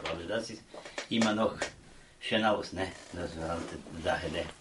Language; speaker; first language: German; non-native, learner; Croatian